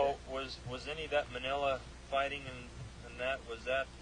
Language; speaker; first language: English; native; English